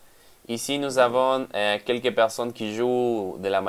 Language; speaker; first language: French; non-native, fluent; Spanish